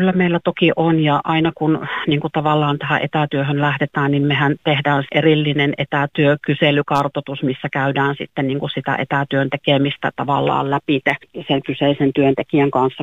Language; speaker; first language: Finnish; native; Finnish